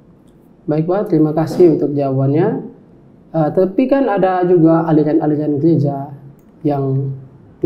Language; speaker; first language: Indonesian; native; Indonesian